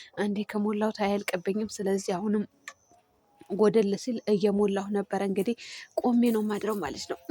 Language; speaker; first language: Amharic; non-native, local second language; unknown